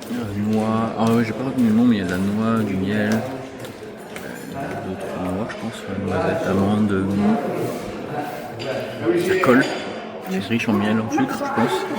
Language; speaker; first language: French; native; French